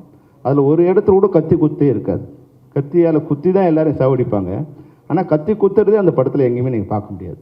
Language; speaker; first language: Tamil; native; Tamil